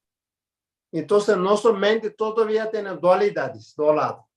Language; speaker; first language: Spanish; non-native, learner; Tibetan